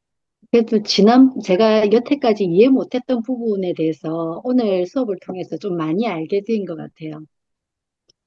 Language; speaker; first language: Korean; native; Korean